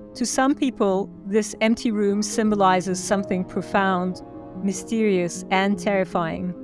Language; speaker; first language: English; non-native, fluent; Turkish